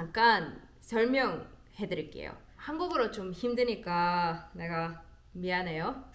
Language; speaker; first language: Korean; non-native, learner; German